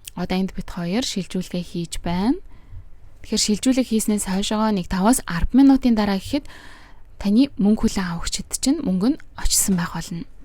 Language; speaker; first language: Mongolian; native; Mongolian